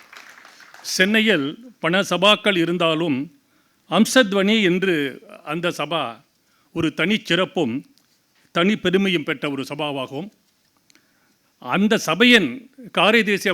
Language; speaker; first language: Tamil; native; Tamil